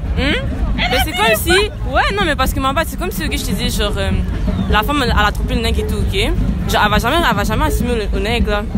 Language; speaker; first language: French; early bilingual, other home language; Haitian Creole